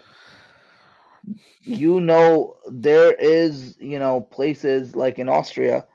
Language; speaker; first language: English; native; English